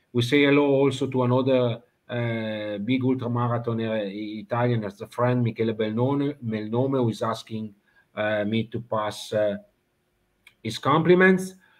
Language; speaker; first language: English; non-native, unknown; Italian